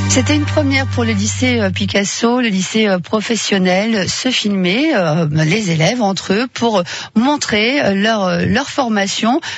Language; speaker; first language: French; native; French